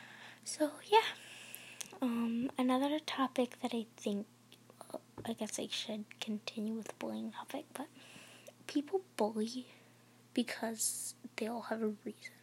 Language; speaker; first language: English; native; English